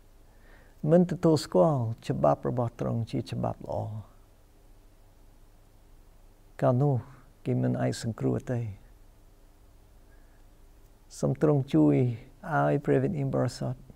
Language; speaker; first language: Khmer; non-native, fluent; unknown